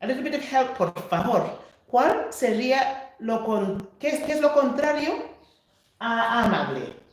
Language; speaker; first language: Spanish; non-native, fluent; English